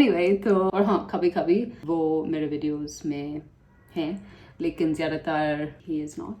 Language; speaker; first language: Hindi; non-native, learner; English